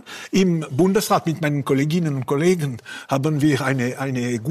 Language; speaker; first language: German; non-native, local second language; French